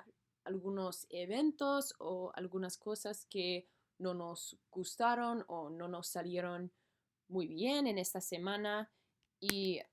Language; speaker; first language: Spanish; non-native, learner; English